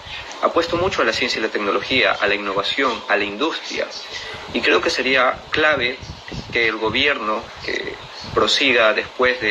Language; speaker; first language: Spanish; native; Spanish